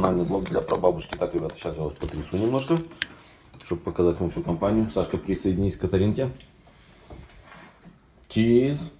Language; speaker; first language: Russian; native; Russian